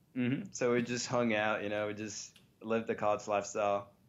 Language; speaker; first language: English; early bilingual, other home language; Spanish